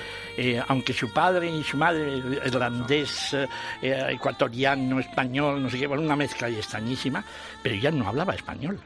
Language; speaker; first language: Spanish; native; Spanish